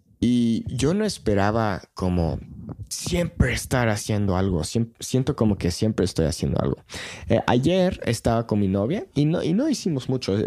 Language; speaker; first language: Spanish; non-native, fluent; English